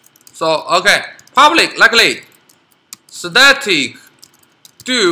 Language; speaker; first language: English; non-native, learner; Chinese